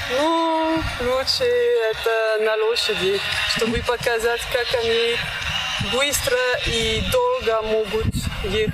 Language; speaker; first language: Russian; non-native, learner; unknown